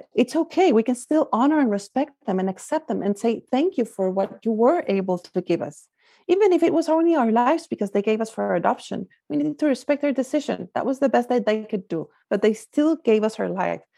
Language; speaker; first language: English; non-native, fluent; Spanish